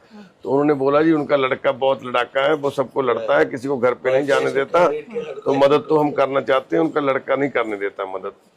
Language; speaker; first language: Hindi; non-native, local second language; Punjabi